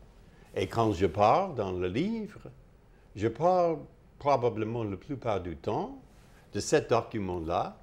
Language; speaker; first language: French; non-native, fluent; English